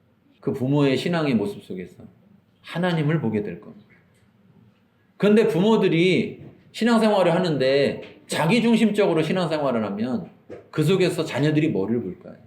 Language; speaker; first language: Korean; native; Korean